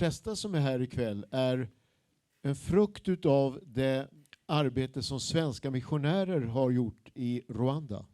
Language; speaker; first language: Swedish; non-native, fluent; Kinyarwanda